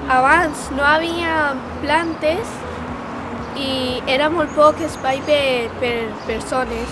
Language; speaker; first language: Catalan; non-native, local second language; Spanish